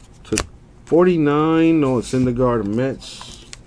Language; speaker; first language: English; native; English